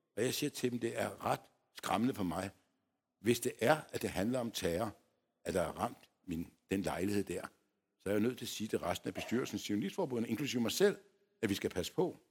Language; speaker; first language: Danish; early bilingual, other home language; Polish